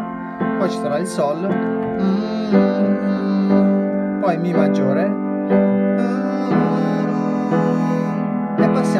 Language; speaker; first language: Italian; native; Italian